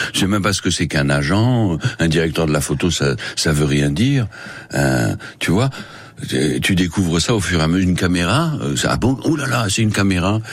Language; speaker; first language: French; non-native, local second language; Spanish